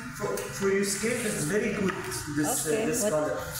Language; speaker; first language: English; non-native, learner; Arabic